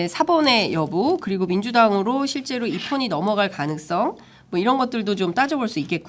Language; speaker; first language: Korean; native; Korean